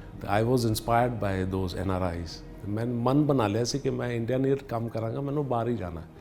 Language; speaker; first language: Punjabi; early bilingual, heritage; Punjabi